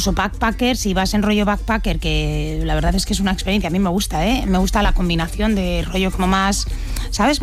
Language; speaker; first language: Spanish; native; Spanish